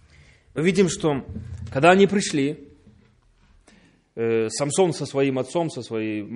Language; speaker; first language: Polish; non-native, learner; Russian